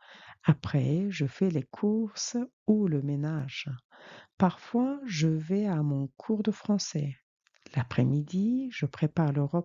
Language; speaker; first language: French; non-native, fluent; Mongolian